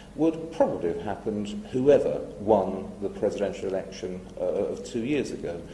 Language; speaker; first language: English; native; English